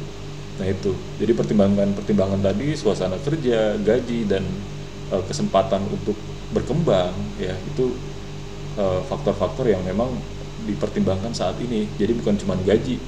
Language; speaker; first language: Indonesian; native; Indonesian